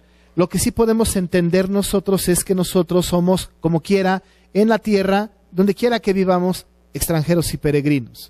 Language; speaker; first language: Spanish; native; Spanish